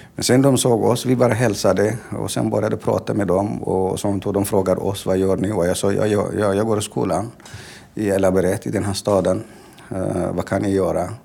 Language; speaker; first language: Swedish; non-native, fluent; Tigrinya